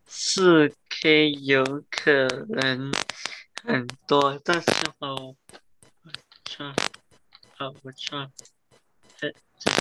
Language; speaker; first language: Chinese; early bilingual, heritage; Chinese